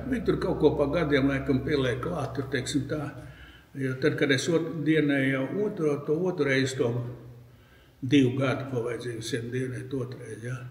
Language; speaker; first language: Latvian; native; Latvian